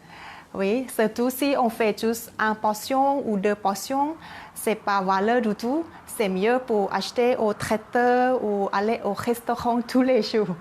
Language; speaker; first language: French; non-native, learner; Thai